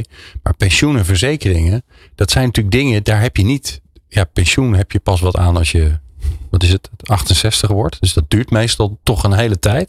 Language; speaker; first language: Dutch; native; Dutch